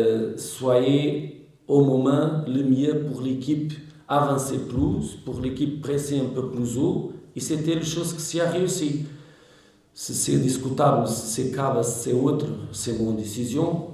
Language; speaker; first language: French; non-native, learner; Portuguese